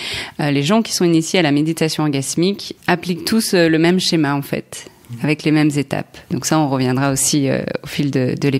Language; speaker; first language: French; native; French